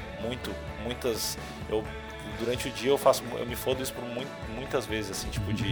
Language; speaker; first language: Portuguese; native; Portuguese